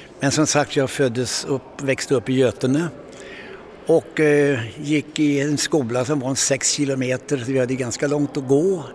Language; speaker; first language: Swedish; native; Swedish